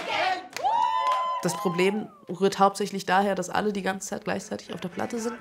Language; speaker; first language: German; native; German